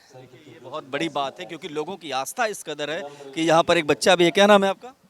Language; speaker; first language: Hindi; native; Hindi